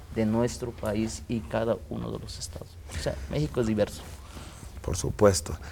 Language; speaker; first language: Spanish; non-native, local second language; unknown